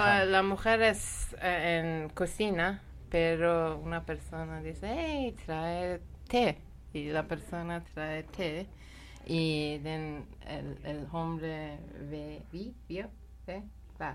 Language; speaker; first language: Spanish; non-native, learner; Persian